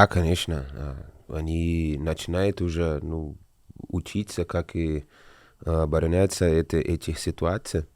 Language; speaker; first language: Russian; non-native, learner; Portuguese